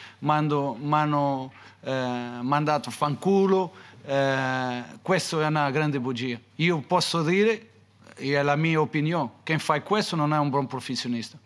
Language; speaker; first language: Italian; non-native, fluent; Portuguese